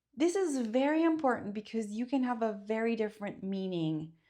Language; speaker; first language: English; non-native, fluent; Italian